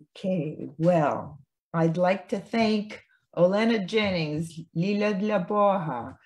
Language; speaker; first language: English; early bilingual, other home language; Ukrainian